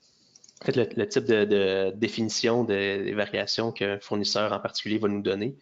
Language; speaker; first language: French; native; French